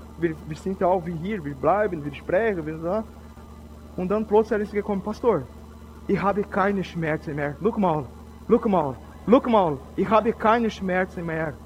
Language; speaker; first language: German; non-native, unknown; Portuguese